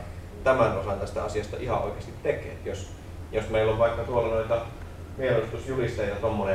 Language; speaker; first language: Finnish; native; Finnish